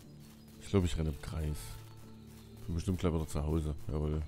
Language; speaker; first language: German; native; German